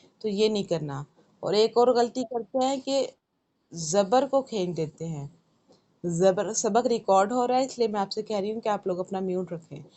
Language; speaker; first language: Urdu; native; Urdu